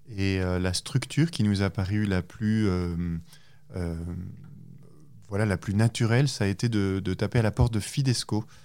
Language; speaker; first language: French; native; French